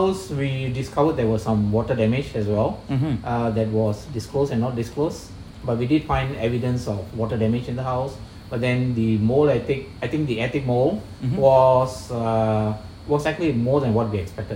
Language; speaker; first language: English; non-native, local second language; Punjabi